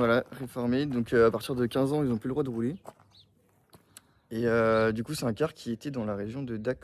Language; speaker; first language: French; native; French